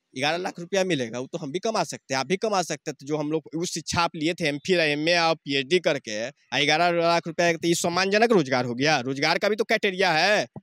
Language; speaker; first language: Hindi; native; Hindi